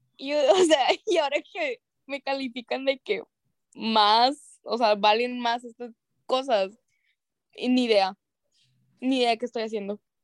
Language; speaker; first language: Spanish; early bilingual, heritage; Spanish